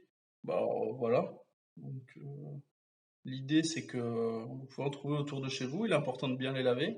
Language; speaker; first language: French; native; French